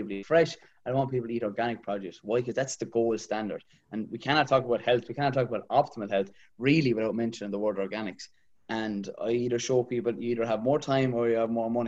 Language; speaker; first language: English; native; English